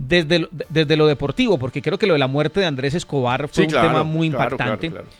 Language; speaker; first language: Spanish; native; Spanish